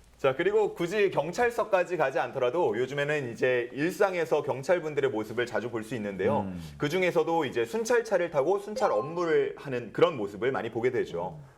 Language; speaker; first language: Korean; native; Korean